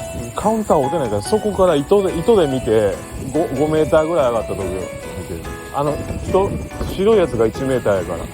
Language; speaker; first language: Japanese; native; Japanese